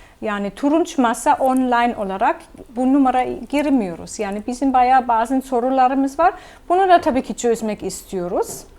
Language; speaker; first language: Turkish; non-native, fluent; German